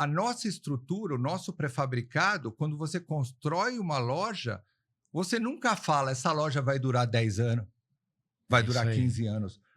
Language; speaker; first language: Portuguese; native; Portuguese